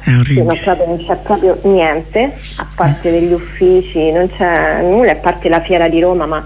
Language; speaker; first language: Italian; native; Italian